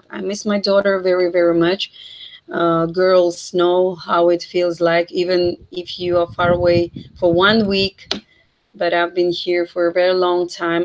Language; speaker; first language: English; non-native, fluent; Russian